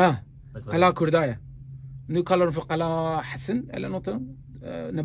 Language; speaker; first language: Swedish; early bilingual, other home language; Kurdish